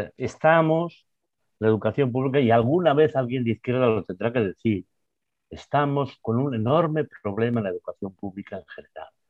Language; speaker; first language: Spanish; non-native, local second language; Basque